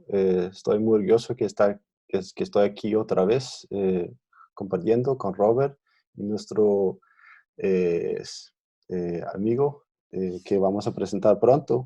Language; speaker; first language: Spanish; non-native, fluent; Danish